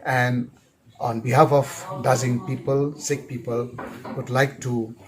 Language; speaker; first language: English; non-native, local second language; Nepali